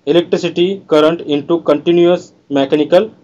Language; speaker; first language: English; non-native, local second language; Marathi